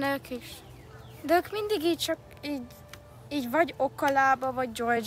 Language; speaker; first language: Hungarian; early bilingual, heritage; Hungarian